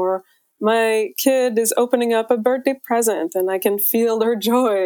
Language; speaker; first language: English; native; English